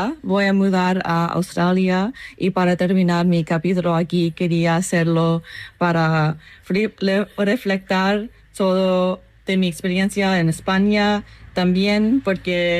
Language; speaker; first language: Spanish; non-native, learner; English